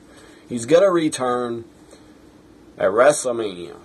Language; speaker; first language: English; native; English